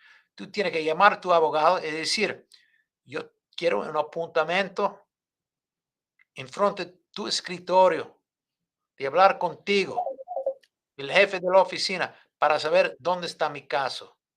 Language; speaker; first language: Spanish; non-native, fluent; English